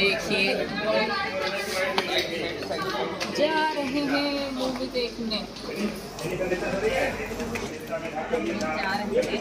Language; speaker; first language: Hindi; native; Hindi